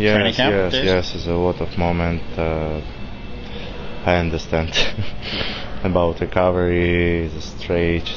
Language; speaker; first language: English; non-native, learner; Russian